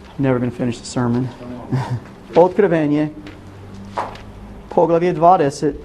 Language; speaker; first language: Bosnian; non-native, learner; English